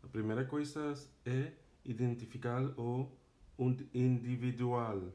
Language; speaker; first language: Portuguese; non-native, fluent; English